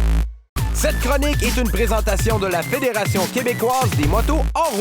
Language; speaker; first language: French; native; French